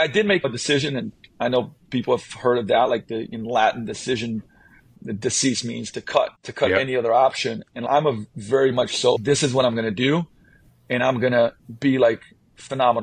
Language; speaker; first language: English; non-native, fluent; Slovenian